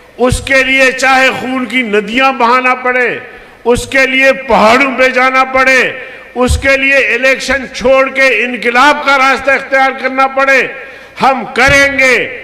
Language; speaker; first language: Urdu; non-native, local second language; Brahui